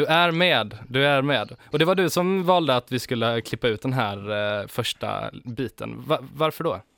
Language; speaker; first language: Swedish; native; Swedish